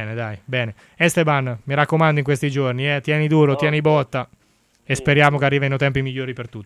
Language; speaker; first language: Italian; native; Italian